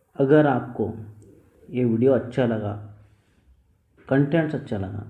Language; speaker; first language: Hindi; non-native, local second language; Kannada